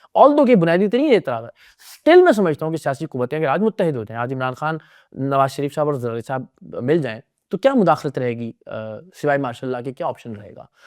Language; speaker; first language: Urdu; native; Urdu